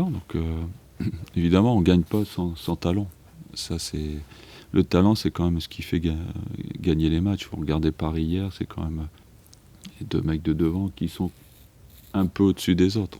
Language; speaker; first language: French; native; French